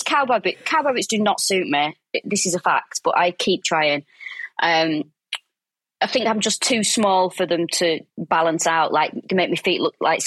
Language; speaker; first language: English; native; English